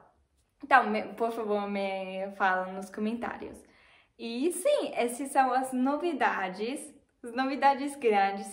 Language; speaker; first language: Portuguese; non-native, fluent; German